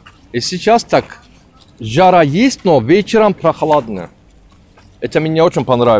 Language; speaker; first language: Russian; non-native, learner; Turkish